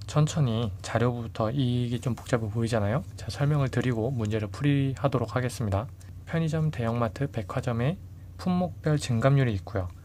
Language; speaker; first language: Korean; native; Korean